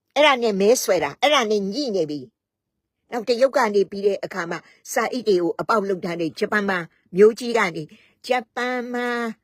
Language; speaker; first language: Burmese; native; Burmese